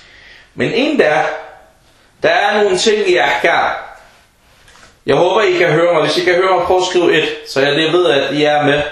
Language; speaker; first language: Danish; early bilingual, other home language; Arabic